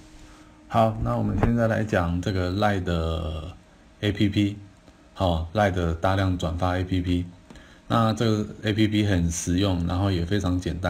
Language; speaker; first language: Chinese; native; Chinese